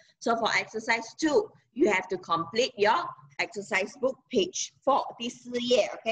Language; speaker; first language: English; non-native, local second language; Chinese